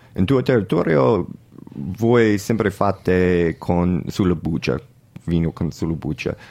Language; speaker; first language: Italian; non-native, learner; English